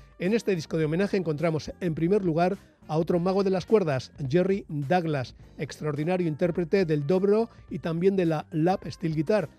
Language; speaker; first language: Spanish; native; Spanish